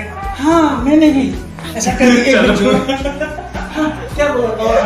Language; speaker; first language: Hindi; non-native, local second language; Assamese